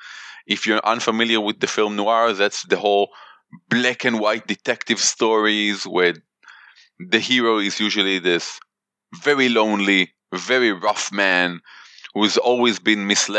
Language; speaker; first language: English; non-native, fluent; Hebrew